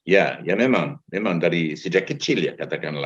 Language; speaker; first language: Indonesian; non-native, fluent; French